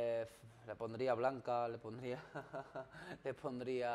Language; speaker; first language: Spanish; early bilingual, other home language; Arabic